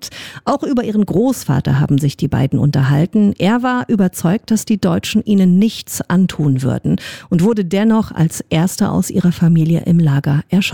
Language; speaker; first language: German; native; German